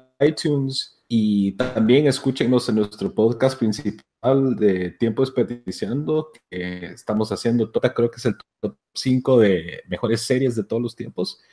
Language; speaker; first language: Spanish; native; Spanish